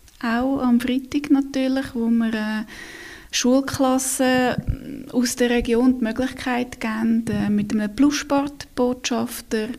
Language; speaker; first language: German; native; German